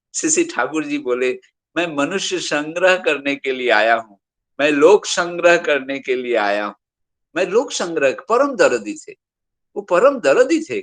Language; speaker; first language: Hindi; non-native, local second language; Bangla